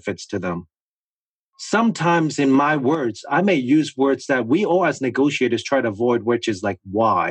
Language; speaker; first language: English; non-native, local second language; Cantonese